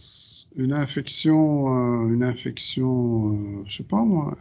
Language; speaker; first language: French; non-native, fluent; Dutch